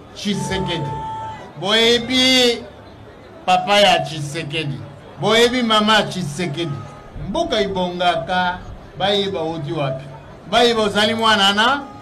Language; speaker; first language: Lingala; non-native, local second language; Kituba (Democratic Republic of Congo)